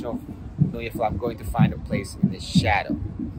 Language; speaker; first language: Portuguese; non-native, fluent; English